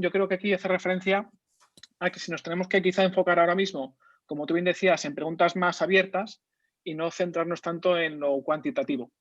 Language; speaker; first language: Spanish; native; Spanish